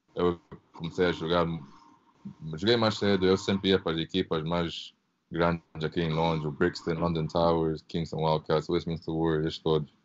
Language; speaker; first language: Portuguese; early bilingual, heritage; Portuguese